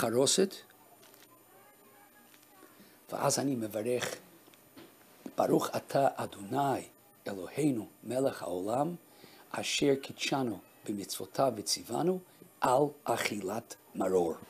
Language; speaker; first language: Hebrew; non-native, fluent; Russian